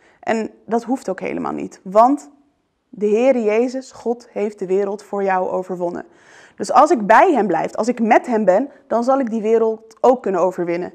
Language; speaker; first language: Dutch; early bilingual, other home language; Arabic